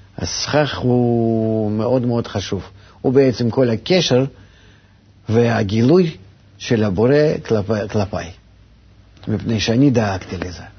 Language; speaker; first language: Hebrew; non-native, fluent; Russian